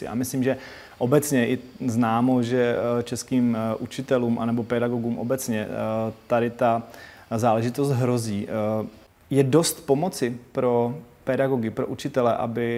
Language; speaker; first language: Czech; native; Czech